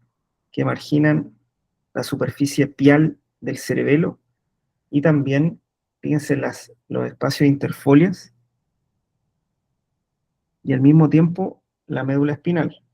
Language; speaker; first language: Spanish; native; Spanish